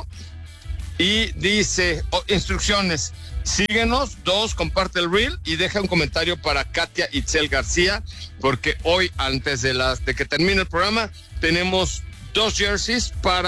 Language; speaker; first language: Spanish; native; Spanish